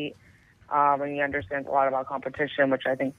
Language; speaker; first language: English; native; English